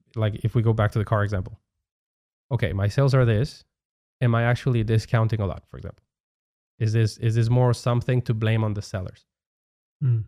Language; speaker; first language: English; non-native, fluent; Spanish